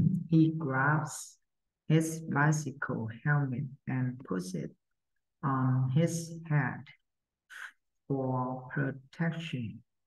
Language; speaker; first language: English; non-native, fluent; Vietnamese